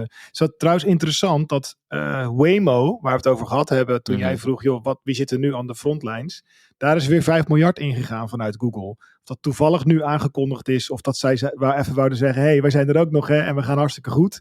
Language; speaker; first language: Dutch; native; Dutch